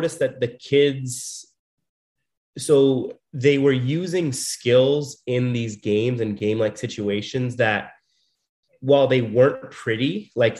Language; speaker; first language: English; native; English